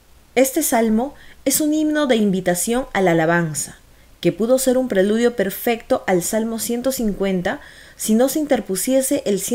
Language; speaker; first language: Spanish; native; Spanish